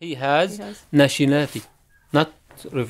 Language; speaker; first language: English; non-native, learner; Arabic